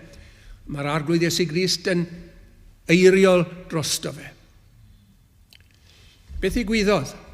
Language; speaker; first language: Welsh; native; Welsh